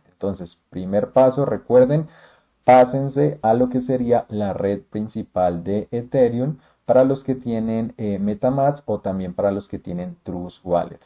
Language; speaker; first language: Spanish; native; Spanish